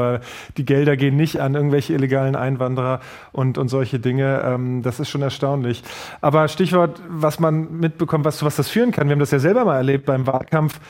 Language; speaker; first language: German; native; German